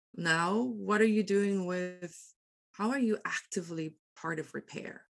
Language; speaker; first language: English; non-native, local second language; Afrikaans